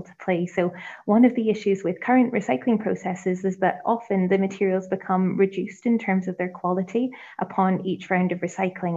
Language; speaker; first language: English; native; English